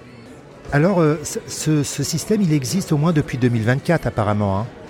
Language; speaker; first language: French; native; French